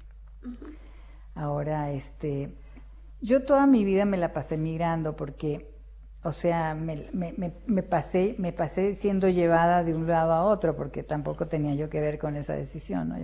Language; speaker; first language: Spanish; early bilingual, other home language; Russian